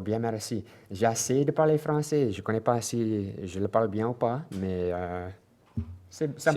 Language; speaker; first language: French; non-native, local second language; English